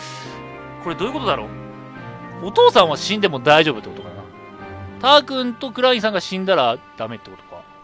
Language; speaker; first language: Japanese; native; Japanese